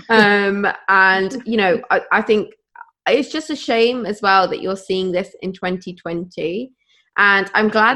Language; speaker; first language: English; native; English